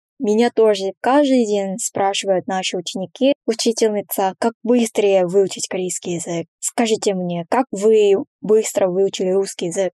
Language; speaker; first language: Russian; non-native, fluent; Korean